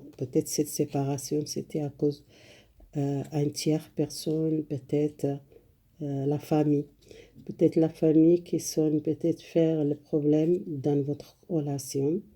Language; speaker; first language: French; non-native, learner; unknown